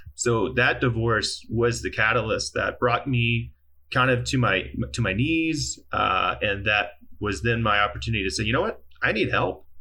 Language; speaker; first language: English; native; English